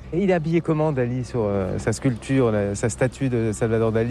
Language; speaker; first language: French; native; French